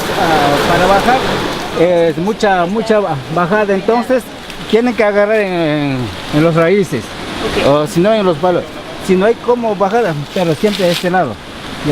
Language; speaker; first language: Spanish; non-native, local second language; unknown